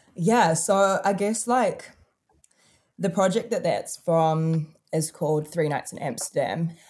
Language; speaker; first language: English; native; English